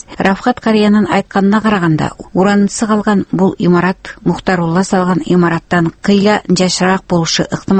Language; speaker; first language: Kyrgyz; native; Kyrgyz